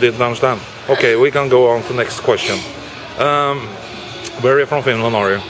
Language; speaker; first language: English; non-native, fluent; Norwegian